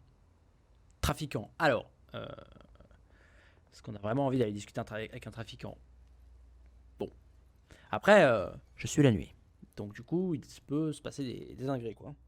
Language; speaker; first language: French; native; French